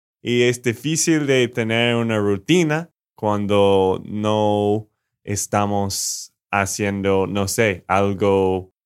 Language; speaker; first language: Spanish; non-native, fluent; English